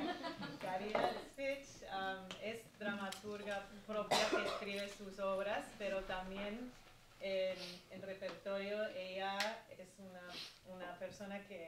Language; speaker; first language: Spanish; early bilingual, heritage; Spanish